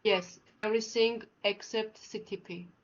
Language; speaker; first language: English; non-native, learner; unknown